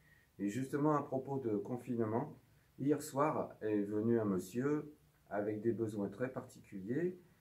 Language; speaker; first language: French; native; French